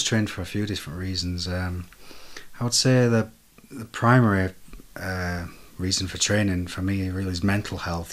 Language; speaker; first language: English; native; English